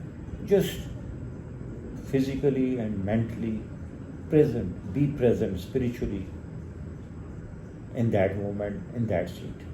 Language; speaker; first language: English; non-native, local second language; Urdu